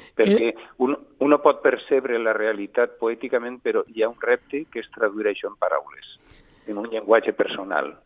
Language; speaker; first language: Catalan; non-native, local second language; Spanish